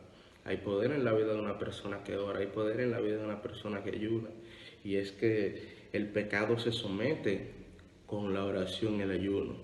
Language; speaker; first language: Spanish; native; Spanish